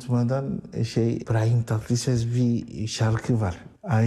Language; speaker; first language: Turkish; non-native, learner; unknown